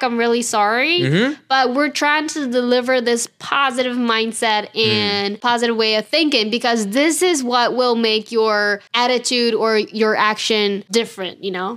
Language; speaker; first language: English; non-native, fluent; Japanese